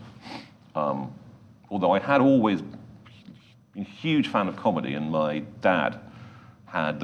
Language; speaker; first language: English; native; English